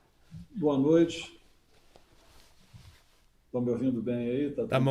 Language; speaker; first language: Portuguese; native; Portuguese